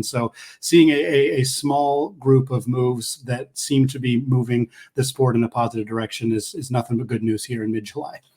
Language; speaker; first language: English; native; English